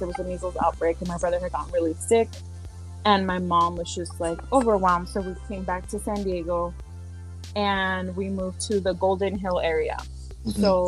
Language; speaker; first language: English; early bilingual, other home language; Spanish